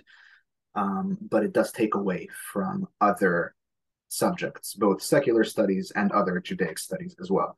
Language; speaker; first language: English; early bilingual, other home language; Hebrew